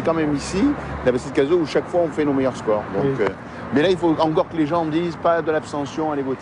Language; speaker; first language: French; native; French